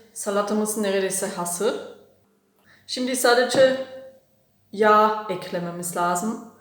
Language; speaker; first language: Turkish; non-native, fluent; German